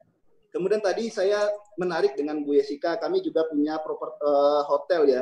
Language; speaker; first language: Indonesian; native; Indonesian